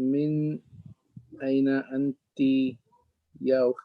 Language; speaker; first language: Arabic; non-native, learner; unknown